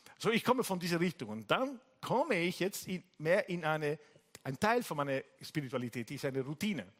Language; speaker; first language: German; non-native, fluent; Italian